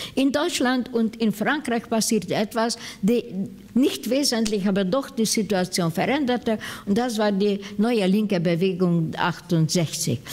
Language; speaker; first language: German; non-native, fluent; Hungarian